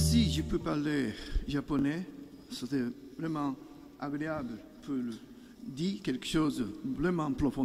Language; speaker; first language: French; non-native, learner; Japanese